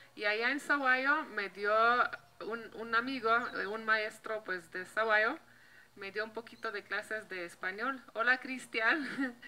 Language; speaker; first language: Spanish; non-native, fluent; Slovenian